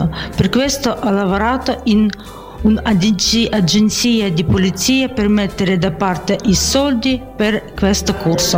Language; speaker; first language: Italian; non-native, fluent; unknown